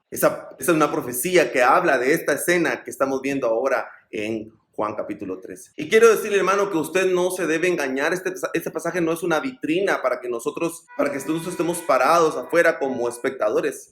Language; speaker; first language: Spanish; native; Spanish